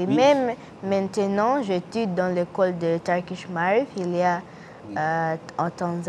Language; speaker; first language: French; non-native, learner; English